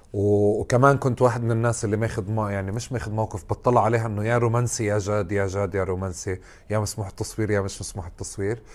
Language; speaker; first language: Arabic; native; Arabic